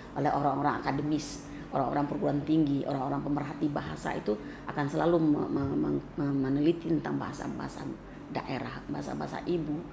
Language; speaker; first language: Indonesian; non-native, local second language; Minangkabau